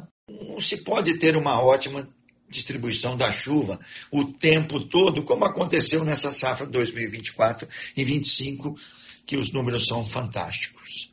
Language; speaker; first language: Portuguese; native; Portuguese